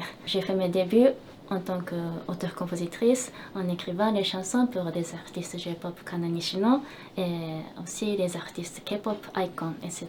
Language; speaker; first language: French; non-native, fluent; Japanese